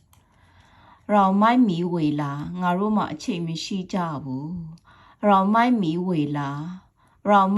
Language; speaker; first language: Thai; non-native, fluent; Burmese